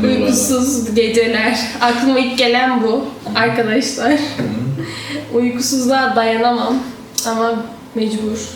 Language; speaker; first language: Turkish; native; Turkish